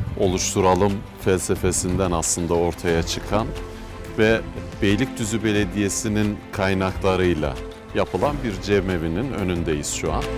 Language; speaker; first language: Turkish; native; Turkish